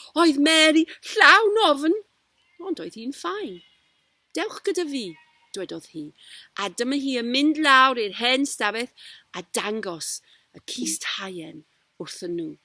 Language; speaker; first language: Welsh; non-native, local second language; English